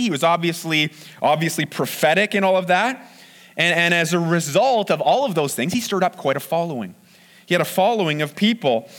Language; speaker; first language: English; native; English